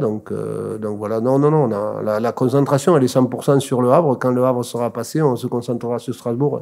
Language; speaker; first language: French; native; French